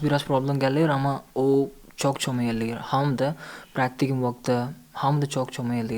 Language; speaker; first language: Azerbaijani; non-native, learner; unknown